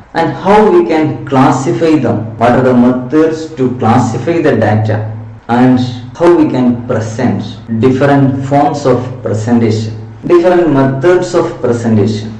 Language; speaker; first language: English; non-native, local second language; Malayalam